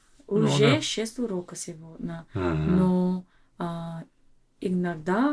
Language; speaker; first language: Russian; non-native, learner; English